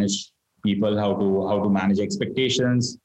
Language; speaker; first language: English; non-native, local second language; Gujarati